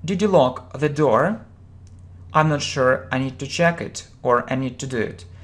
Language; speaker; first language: English; non-native, fluent; Russian